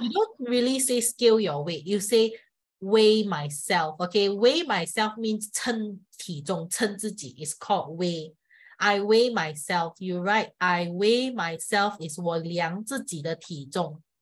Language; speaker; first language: English; non-native, local second language; Chinese